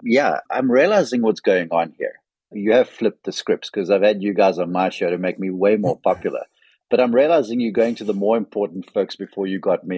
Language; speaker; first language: English; native; English